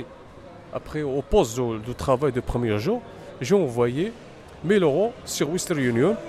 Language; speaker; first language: French; non-native, learner; Arabic